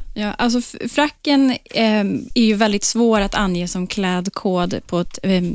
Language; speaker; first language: Swedish; non-native, fluent; Polish